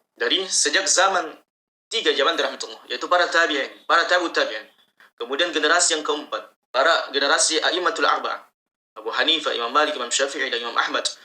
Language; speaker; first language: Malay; native; Malay